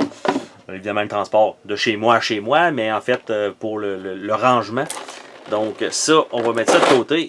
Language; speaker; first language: French; native; French